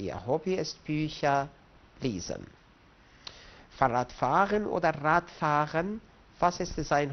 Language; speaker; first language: German; non-native, fluent; Arabic